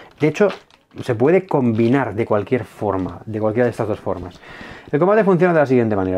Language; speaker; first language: Spanish; native; Spanish